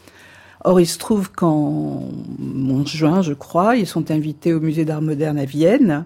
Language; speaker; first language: French; native; French